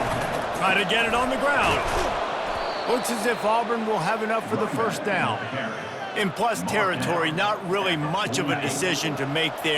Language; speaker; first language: English; native; English